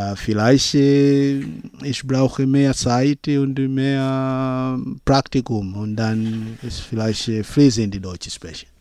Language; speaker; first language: German; non-native, learner; Swahili